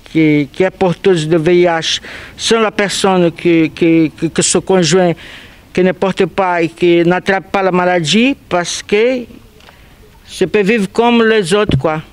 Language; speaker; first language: French; non-native, learner; Spanish